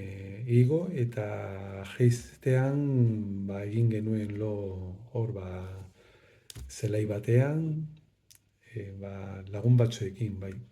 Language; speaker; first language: Basque; non-native, local second language; Spanish